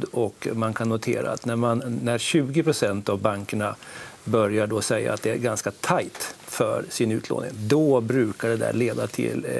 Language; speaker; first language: Swedish; native; Swedish